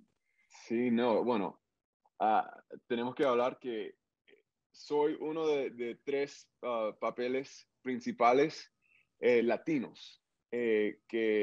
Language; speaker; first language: Spanish; early bilingual, heritage; English